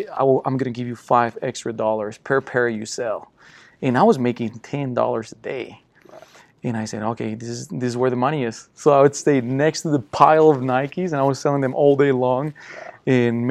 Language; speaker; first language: English; non-native, fluent; Spanish